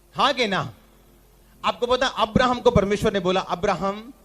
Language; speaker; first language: Hindi; non-native, local second language; Punjabi